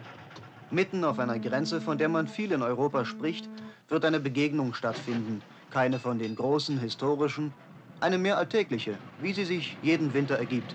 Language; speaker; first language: German; native; German